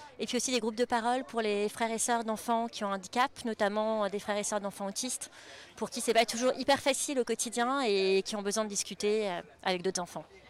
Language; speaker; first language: French; native; French